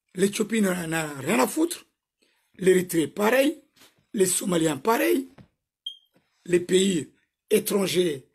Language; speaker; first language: French; non-native, local second language; Somali